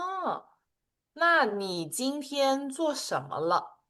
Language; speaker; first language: Chinese; non-native, fluent; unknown